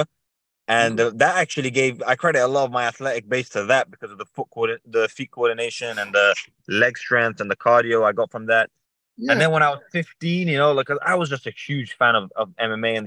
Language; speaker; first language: English; native; English